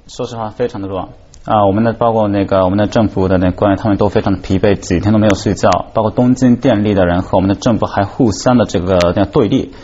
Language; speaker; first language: Chinese; non-native, fluent; Japanese